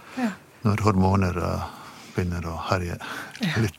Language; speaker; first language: Norwegian; non-native, fluent; Bosnian